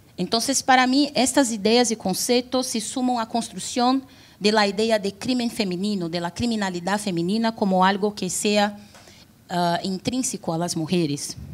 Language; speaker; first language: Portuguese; native; Portuguese